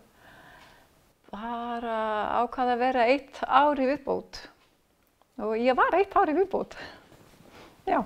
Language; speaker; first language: Icelandic; non-native, fluent; English